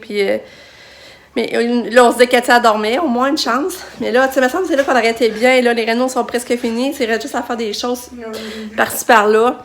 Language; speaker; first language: French; native; French